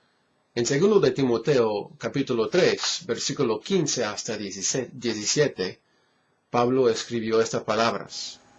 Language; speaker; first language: Spanish; non-native, fluent; English